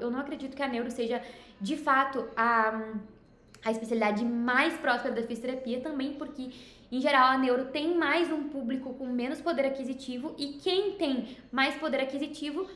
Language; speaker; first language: Portuguese; native; Portuguese